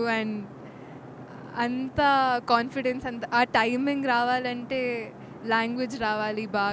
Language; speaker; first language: Telugu; non-native, fluent; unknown